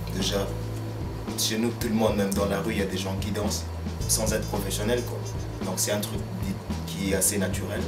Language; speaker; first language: French; non-native, local second language; Lingala